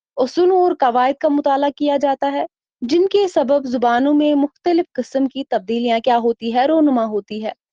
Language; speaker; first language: Urdu; non-native, local second language; Kashmiri